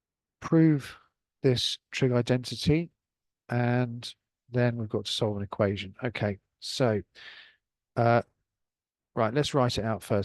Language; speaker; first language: English; native; English